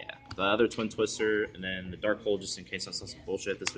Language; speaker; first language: English; native; English